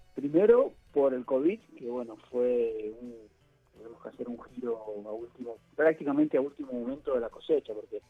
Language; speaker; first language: Spanish; native; Spanish